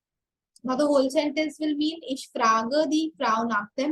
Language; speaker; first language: German; non-native, fluent; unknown